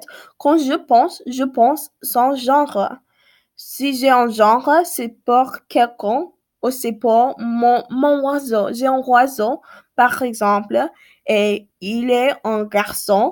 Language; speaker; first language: French; non-native, learner; English